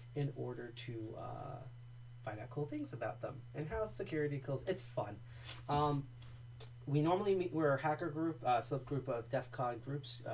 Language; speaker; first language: English; native; English